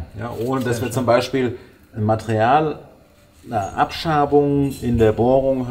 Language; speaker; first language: German; native; German